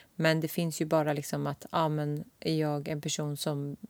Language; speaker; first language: Swedish; non-native, local second language; Kurdish